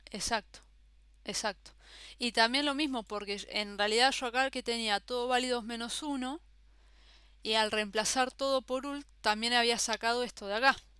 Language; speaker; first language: Spanish; native; Spanish